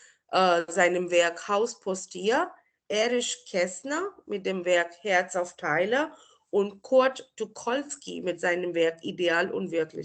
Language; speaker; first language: German; non-native, fluent; Marathi